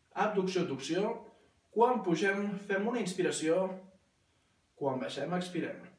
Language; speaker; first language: Catalan; native; Catalan